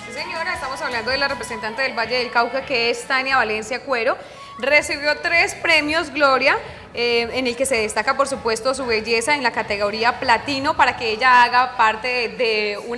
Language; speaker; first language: Spanish; native; Spanish